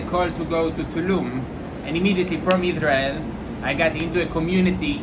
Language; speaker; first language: English; non-native, fluent; Hebrew